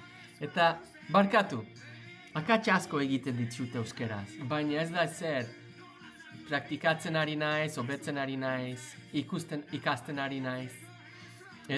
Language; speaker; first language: Basque; non-native, learner; English